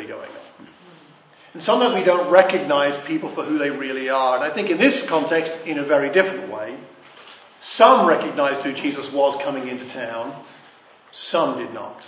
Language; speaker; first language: English; native; English